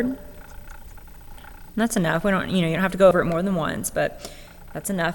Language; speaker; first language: English; native; English